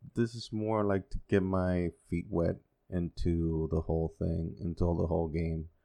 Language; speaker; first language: English; non-native, fluent; Spanish